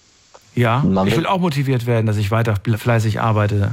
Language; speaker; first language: German; native; German